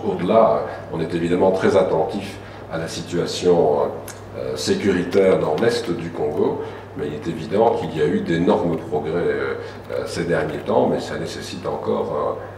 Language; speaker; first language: French; native; French